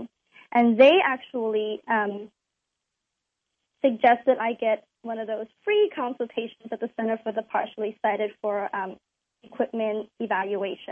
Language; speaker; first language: English; non-native, local second language; Cantonese